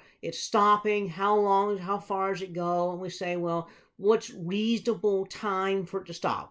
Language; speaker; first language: English; native; English